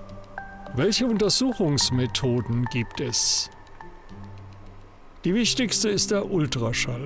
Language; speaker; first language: German; native; German